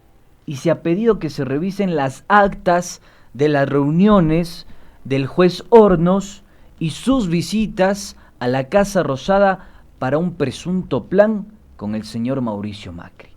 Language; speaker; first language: Spanish; native; Spanish